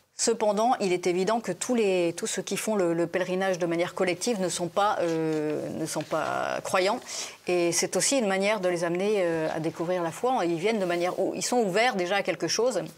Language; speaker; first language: French; native; French